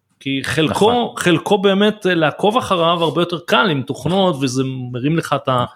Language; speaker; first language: Hebrew; native; Hebrew